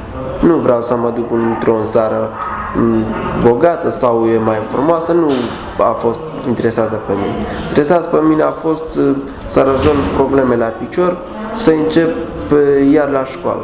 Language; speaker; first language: Romanian; non-native, learner; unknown